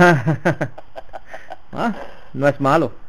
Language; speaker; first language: Spanish; non-native, fluent; Italian